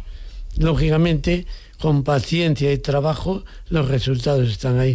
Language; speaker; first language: Spanish; native; Spanish